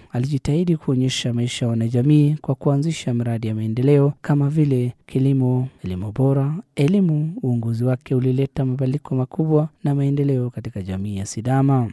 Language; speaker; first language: Swahili; non-native, fluent; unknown